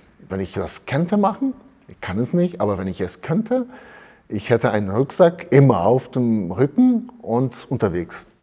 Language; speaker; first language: German; early bilingual, heritage; German